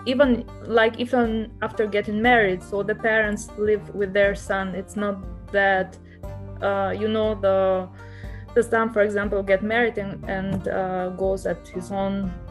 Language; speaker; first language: English; non-native, fluent; Albanian